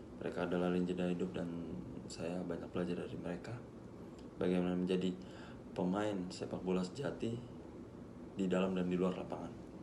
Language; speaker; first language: Indonesian; native; Indonesian